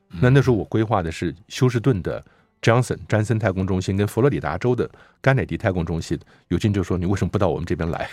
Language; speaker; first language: Chinese; native; Chinese